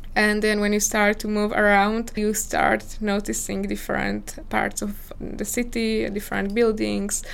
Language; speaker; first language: English; non-native, fluent; Slovak